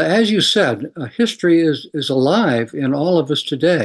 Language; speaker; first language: English; native; English